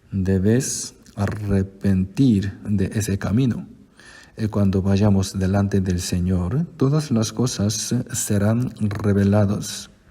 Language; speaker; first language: Spanish; non-native, fluent; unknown